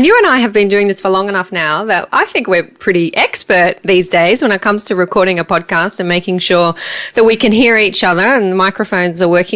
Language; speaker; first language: English; native; English